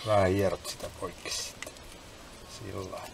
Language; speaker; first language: Finnish; native; Finnish